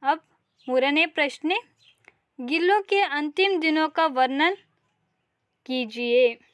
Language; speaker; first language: Hindi; non-native, local second language; Kannada